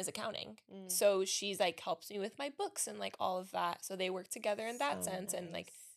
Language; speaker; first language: English; early bilingual, other home language; Spanish